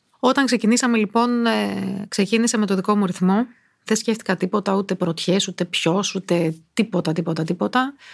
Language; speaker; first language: Greek; native; Greek